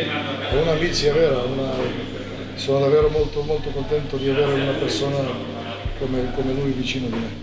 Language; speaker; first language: Italian; non-native, fluent; Serbian